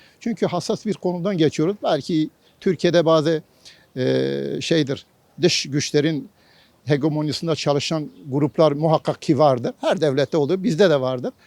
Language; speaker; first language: Turkish; non-native, local second language; Kurdish